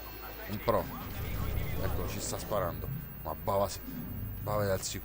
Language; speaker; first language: Italian; native; Italian